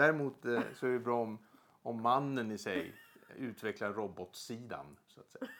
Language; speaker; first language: Swedish; native; Swedish